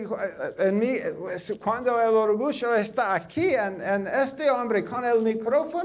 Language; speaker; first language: Spanish; non-native, fluent; English